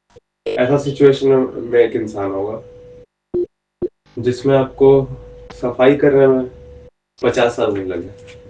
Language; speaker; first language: Hindi; native; Hindi